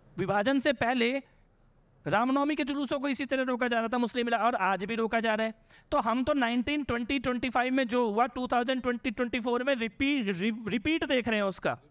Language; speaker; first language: Hindi; native; Hindi